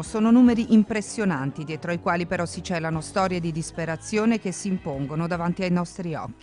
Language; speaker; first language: Italian; native; Italian